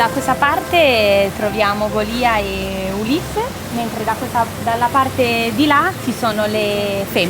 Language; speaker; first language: Italian; native; Italian